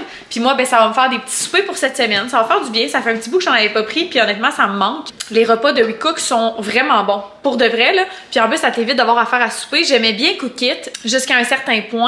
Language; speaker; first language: French; native; French